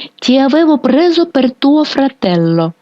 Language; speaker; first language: Italian; non-native, fluent; Ukrainian